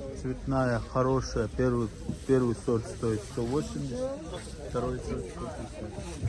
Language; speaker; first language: Russian; non-native, local second language; Ingush